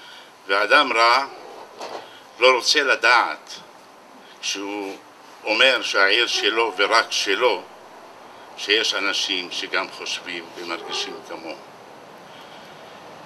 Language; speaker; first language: Hebrew; non-native, local second language; Arabic